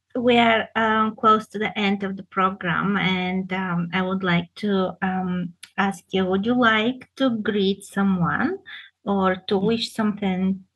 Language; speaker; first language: English; non-native, fluent; Bulgarian